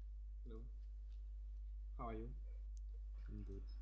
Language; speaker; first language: English; non-native, learner; Russian